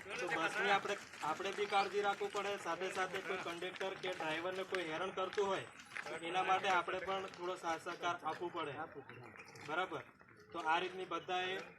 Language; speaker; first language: Gujarati; non-native, local second language; Rathawi